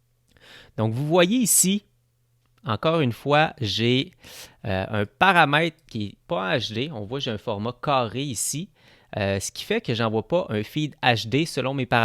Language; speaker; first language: French; native; French